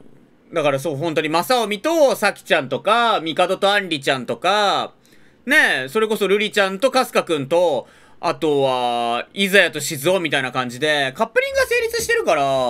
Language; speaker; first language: Japanese; native; Japanese